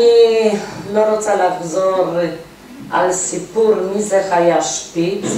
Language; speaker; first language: Hebrew; non-native, fluent; Polish